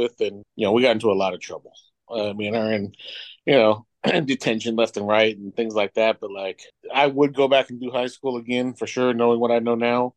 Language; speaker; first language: English; native; English